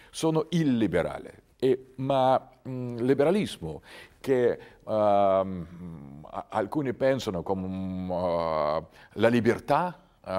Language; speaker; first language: Italian; non-native, learner; Russian